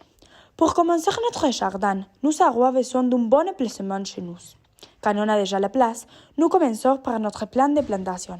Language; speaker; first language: French; non-native, learner; Spanish